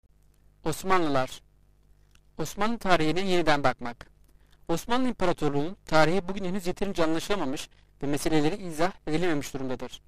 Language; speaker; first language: Turkish; native; Turkish